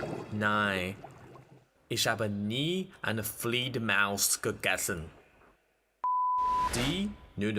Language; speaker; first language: German; non-native, learner; Chinese